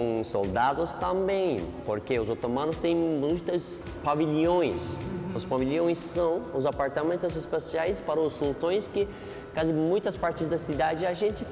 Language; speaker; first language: Portuguese; non-native, learner; Turkish